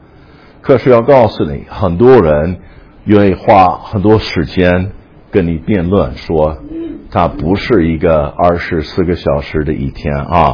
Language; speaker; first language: Chinese; non-native, fluent; English